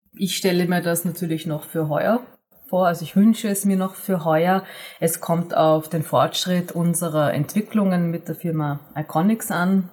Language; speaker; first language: German; native; German